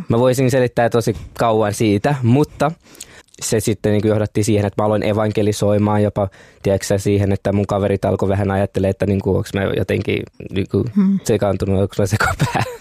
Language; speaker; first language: Finnish; early bilingual, other home language; Kinyarwanda